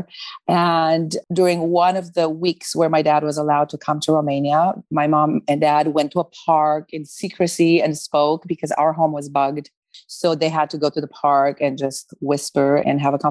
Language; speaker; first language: English; non-native, fluent; Romanian